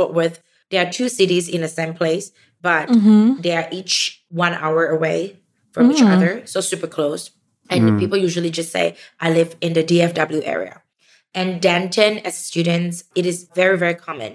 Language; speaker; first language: English; non-native, local second language; Chinese